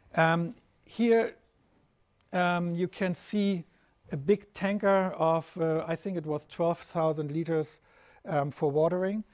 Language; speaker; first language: English; non-native, fluent; German